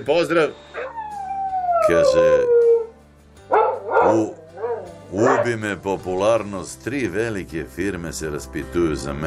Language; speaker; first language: Serbian; native; Serbian